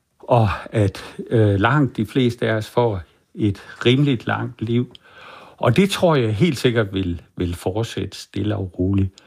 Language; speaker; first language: Danish; native; Danish